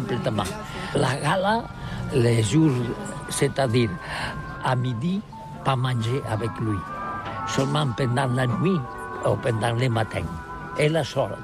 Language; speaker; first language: French; non-native, learner; Catalan